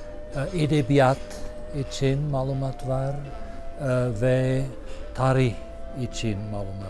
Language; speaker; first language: Turkish; non-native, fluent; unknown